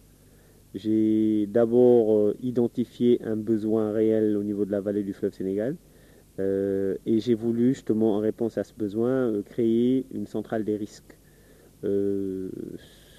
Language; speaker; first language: French; non-native, local second language; Wolof